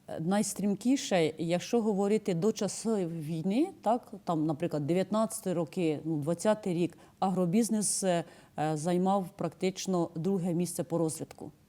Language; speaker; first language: Ukrainian; native; Ukrainian